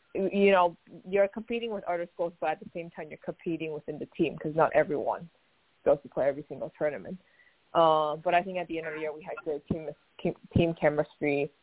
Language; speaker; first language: English; non-native, fluent; Chinese